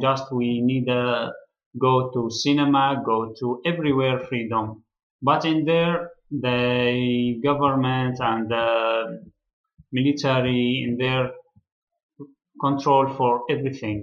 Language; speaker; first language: English; non-native, learner; Arabic